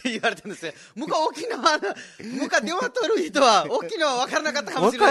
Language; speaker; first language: Japanese; non-native, fluent; Nepali